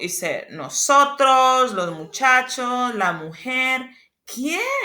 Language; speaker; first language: Spanish; non-native, fluent; English